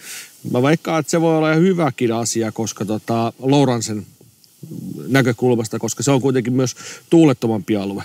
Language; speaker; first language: Finnish; native; Finnish